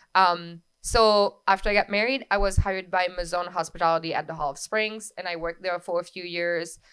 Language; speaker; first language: English; non-native, fluent; French